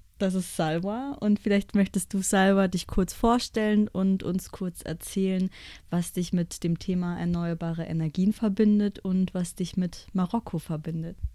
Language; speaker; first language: German; native; German